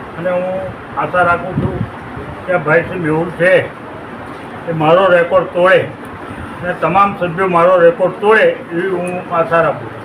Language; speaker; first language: Gujarati; native; Gujarati